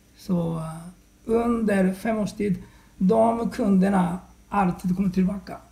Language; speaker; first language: Swedish; non-native, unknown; Japanese